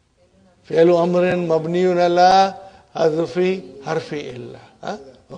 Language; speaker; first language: Arabic; non-native, fluent; Urdu